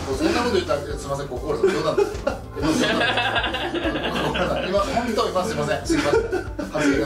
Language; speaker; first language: Japanese; native; Japanese